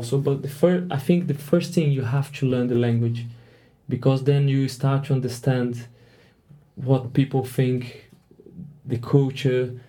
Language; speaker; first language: English; non-native, fluent; Portuguese